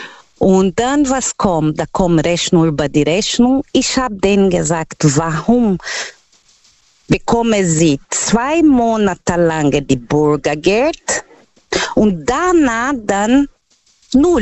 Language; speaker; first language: German; non-native, learner; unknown